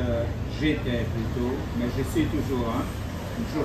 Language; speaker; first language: French; non-native, fluent; Vietnamese